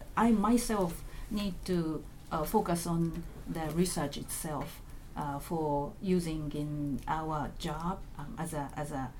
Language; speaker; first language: English; non-native, learner; Japanese